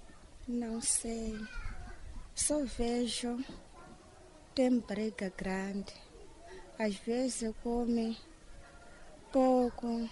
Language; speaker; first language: Portuguese; non-native, local second language; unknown